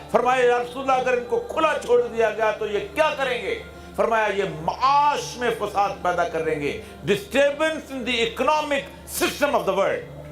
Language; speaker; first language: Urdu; non-native, local second language; Punjabi